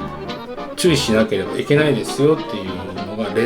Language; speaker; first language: Japanese; native; Japanese